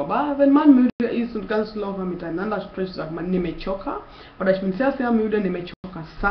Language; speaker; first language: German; non-native, fluent; Swahili